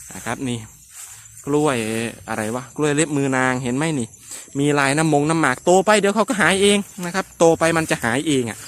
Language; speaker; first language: Thai; native; Thai